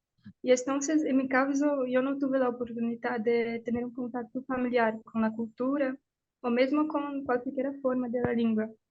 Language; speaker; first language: Spanish; non-native, learner; Portuguese